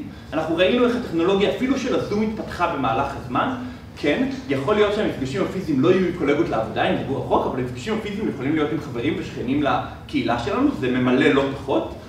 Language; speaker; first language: Hebrew; native; Hebrew